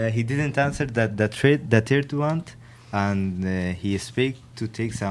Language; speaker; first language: English; non-native, learner; Persian